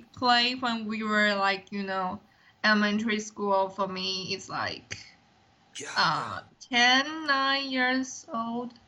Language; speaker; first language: English; non-native, fluent; Chinese